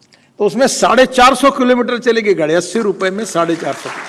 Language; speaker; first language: Hindi; non-native, local second language; Marathi